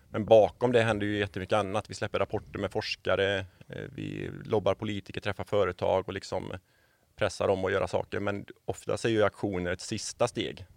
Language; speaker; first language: Swedish; native; Swedish